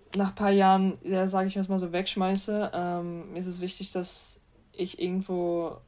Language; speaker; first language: German; native; German